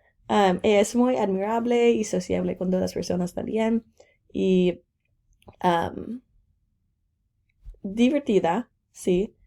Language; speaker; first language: Spanish; non-native, learner; English